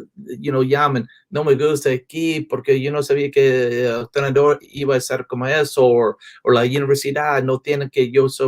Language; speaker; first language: Spanish; non-native, learner; English